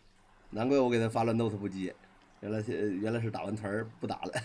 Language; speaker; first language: Chinese; native; Chinese